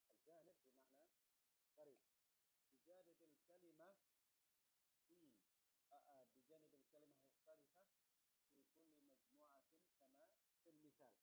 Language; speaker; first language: Arabic; non-native, fluent; Khmer